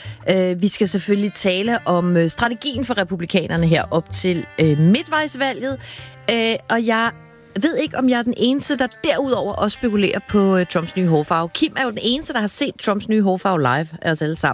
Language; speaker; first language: Danish; native; Danish